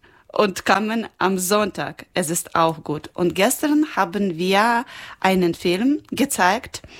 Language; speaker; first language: German; non-native, learner; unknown